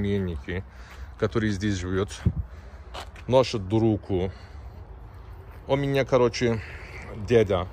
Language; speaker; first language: Russian; non-native, learner; Turkish